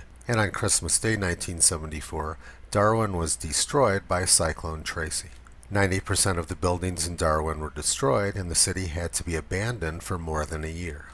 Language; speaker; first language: English; native; English